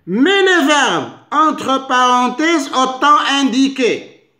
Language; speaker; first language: French; non-native, local second language; Arabic